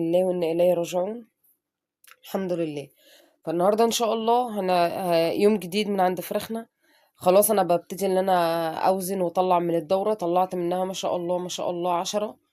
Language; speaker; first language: Arabic; native; Arabic